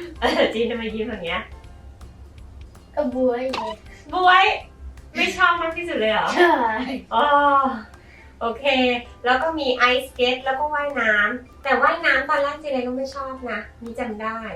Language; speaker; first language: Thai; native; Thai